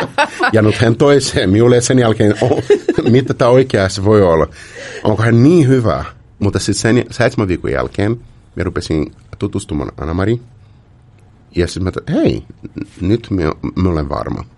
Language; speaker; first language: Finnish; non-native, fluent; Portuguese